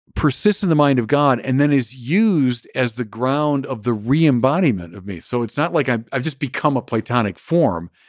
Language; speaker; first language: English; native; English